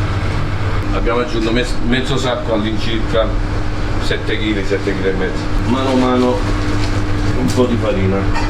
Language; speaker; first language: Italian; native; Italian